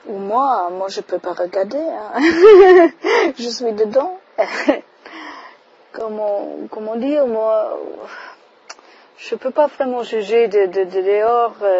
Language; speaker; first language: French; non-native, fluent; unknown